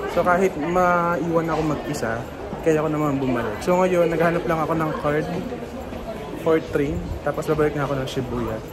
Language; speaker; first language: Filipino; native; Filipino